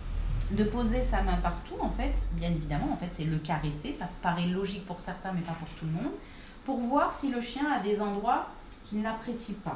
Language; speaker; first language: French; native; French